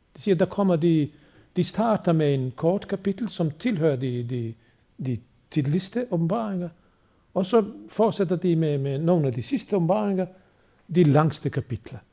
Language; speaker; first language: Danish; non-native, fluent; Bosnian